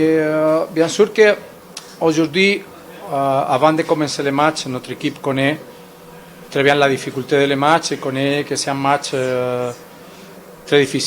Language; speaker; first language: French; non-native, fluent; Spanish